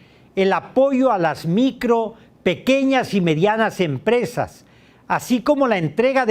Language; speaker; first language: Spanish; native; Spanish